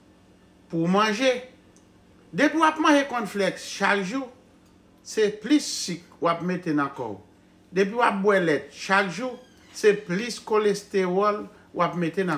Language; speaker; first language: French; non-native, learner; Haitian Creole